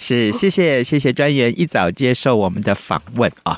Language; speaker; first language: Chinese; native; Chinese